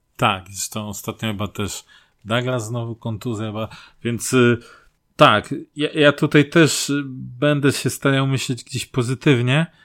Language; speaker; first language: Polish; native; Polish